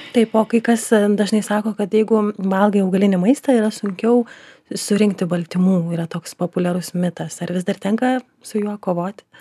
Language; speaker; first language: Lithuanian; native; Lithuanian